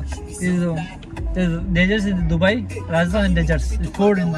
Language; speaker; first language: English; non-native, learner; Hindi